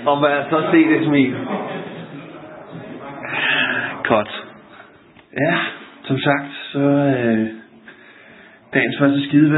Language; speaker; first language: Danish; native; Danish